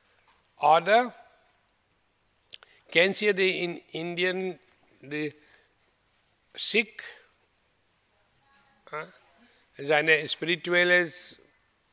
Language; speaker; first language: German; non-native, learner; Hindi